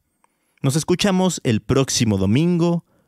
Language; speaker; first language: Spanish; native; Spanish